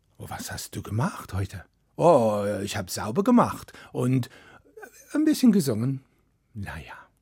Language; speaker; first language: German; non-native, fluent; English